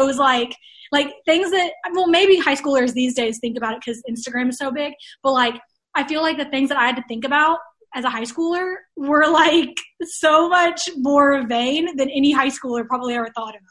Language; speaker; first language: English; native; English